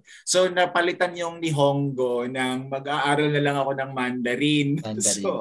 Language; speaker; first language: Filipino; native; Filipino